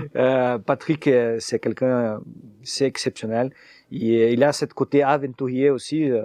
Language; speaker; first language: French; non-native, fluent; Portuguese